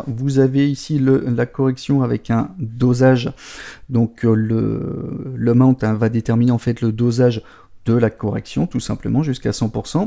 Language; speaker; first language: French; native; French